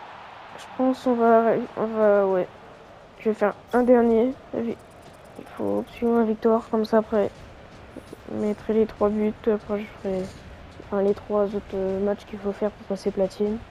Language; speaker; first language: French; native; French